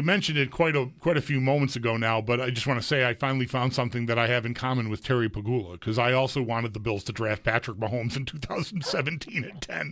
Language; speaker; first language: English; native; English